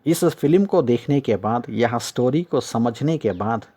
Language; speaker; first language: Hindi; non-native, local second language; Telugu